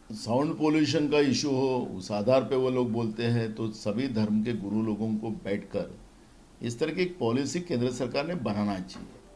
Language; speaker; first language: Hindi; non-native, local second language; Marathi